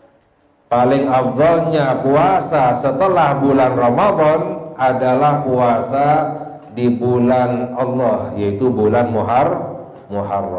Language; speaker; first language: Indonesian; native; Indonesian